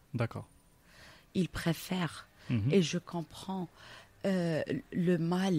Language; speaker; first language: French; non-native, local second language; Arabic